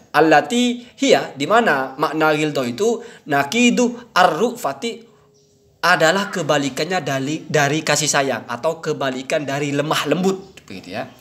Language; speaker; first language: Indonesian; non-native, local second language; Madurese